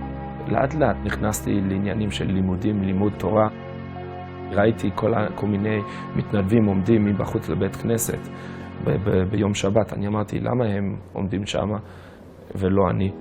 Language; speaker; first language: Hebrew; non-native, fluent; English